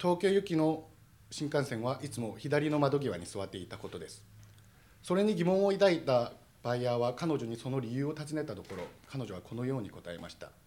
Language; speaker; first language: Japanese; non-native, fluent; Korean